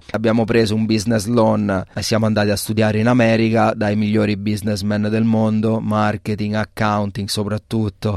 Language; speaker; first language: Italian; native; Italian